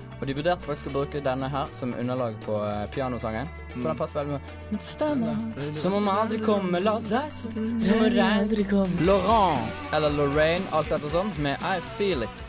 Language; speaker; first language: Norwegian; native; Norwegian